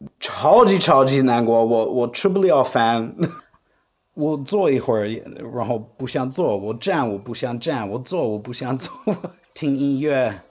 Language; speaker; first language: Chinese; non-native, fluent; English